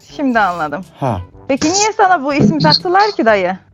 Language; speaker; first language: Turkish; native; Turkish